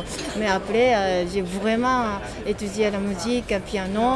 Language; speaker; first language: French; non-native, learner; Japanese